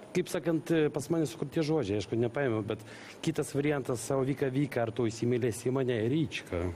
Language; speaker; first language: Lithuanian; non-native, local second language; Polish